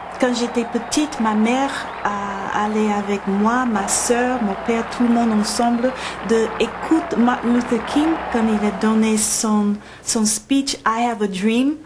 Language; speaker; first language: French; non-native, learner; English